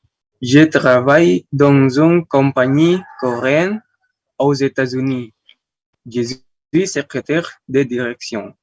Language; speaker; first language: French; non-native, learner; Indonesian